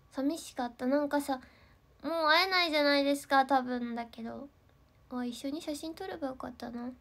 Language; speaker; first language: Japanese; native; Japanese